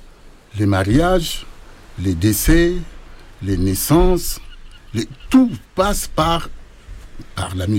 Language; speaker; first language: French; non-native, local second language; Lingala